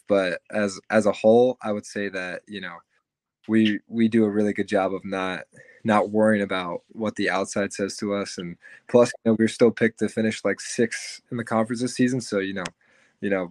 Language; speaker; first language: English; native; English